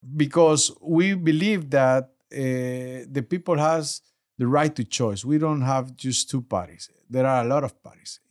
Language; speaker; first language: English; non-native, learner; Spanish